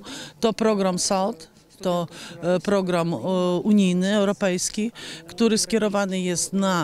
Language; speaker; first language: Polish; non-native, fluent; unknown